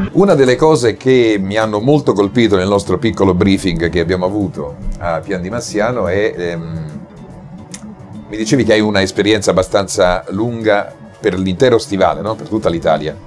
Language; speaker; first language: Italian; native; Italian